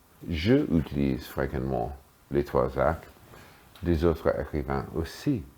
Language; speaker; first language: French; non-native, fluent; English